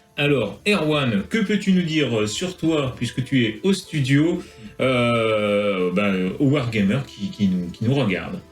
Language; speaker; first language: French; native; French